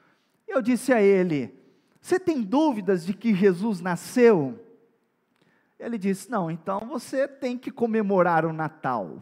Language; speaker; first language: Portuguese; native; Portuguese